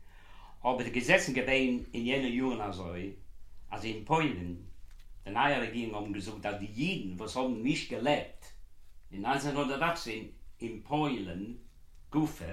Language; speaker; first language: German; non-native, learner; Yiddish